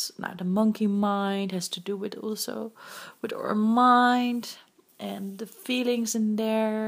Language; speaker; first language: English; non-native, fluent; Dutch